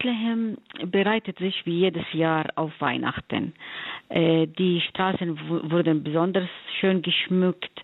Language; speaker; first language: German; non-native, fluent; Arabic